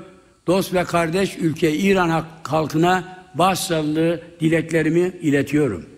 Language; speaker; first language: Turkish; native; Turkish